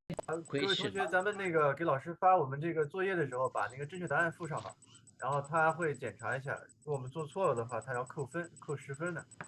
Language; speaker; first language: Chinese; native; Chinese